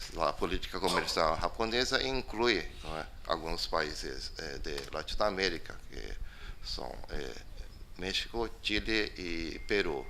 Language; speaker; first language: Spanish; non-native, fluent; Portuguese